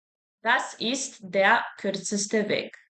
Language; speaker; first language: German; non-native, fluent; Serbian